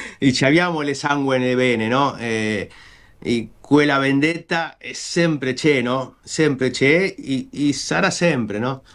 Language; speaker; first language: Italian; non-native, fluent; Spanish